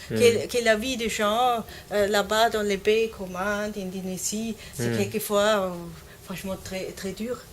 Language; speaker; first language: French; non-native, learner; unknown